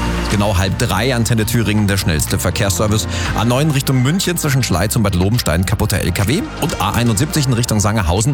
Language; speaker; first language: German; native; German